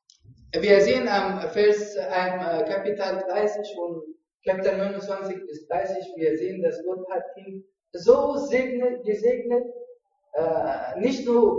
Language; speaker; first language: German; non-native, learner; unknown